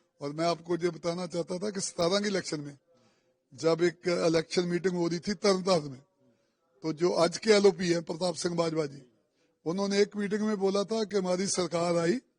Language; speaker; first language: Hindi; non-native, local second language; Punjabi